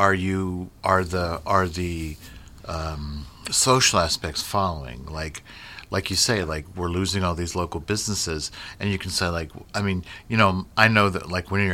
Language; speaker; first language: English; native; English